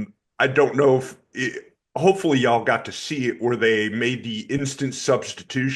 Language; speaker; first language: English; native; English